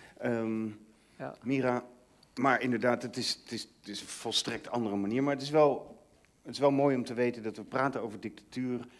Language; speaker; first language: Dutch; native; Dutch